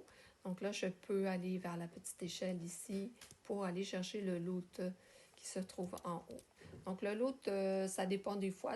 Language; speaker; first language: French; native; French